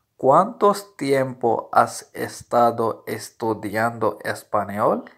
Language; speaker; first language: Spanish; non-native, learner; Urdu